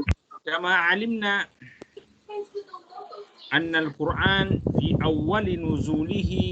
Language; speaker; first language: Arabic; non-native, fluent; Malay